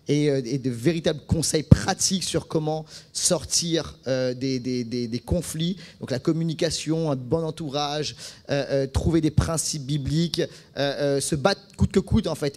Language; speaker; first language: French; native; French